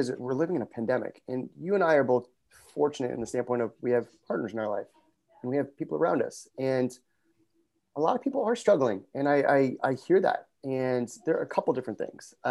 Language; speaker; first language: English; native; English